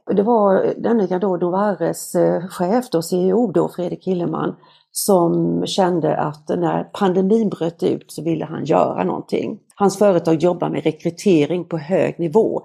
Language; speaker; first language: Swedish; native; Swedish